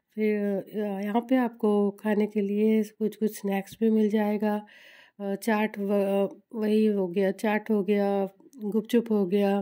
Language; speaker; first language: Hindi; non-native, local second language; Bangla